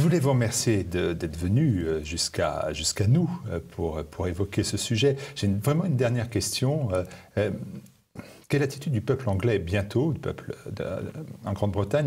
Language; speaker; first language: French; native; French